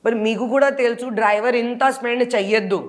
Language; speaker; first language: Telugu; non-native, local second language; Hindi